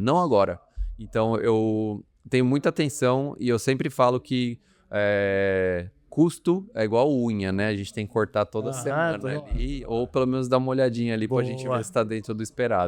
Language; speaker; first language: Portuguese; native; Portuguese